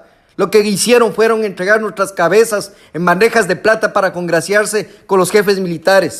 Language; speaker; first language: Spanish; native; Spanish